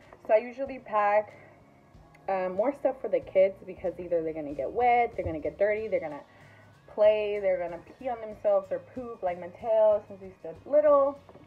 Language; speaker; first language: English; early bilingual, other home language; Spanish